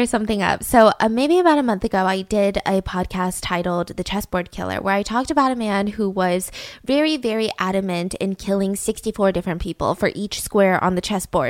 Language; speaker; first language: English; native; English